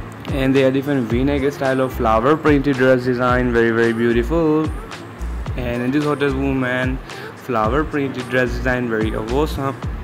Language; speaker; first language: English; non-native, learner; Urdu